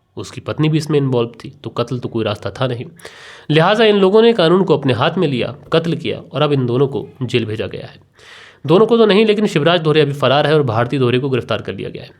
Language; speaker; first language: Hindi; native; Hindi